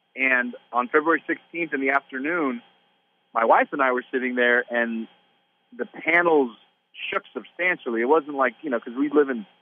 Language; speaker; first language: English; native; English